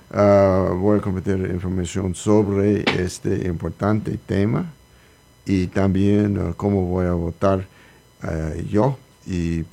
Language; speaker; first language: Spanish; non-native, learner; English